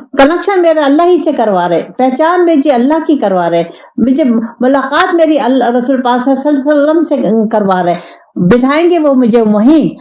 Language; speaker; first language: Urdu; non-native, local second language; Pashto